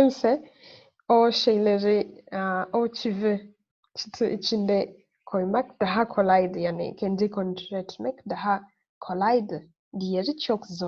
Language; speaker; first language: Turkish; non-native, fluent; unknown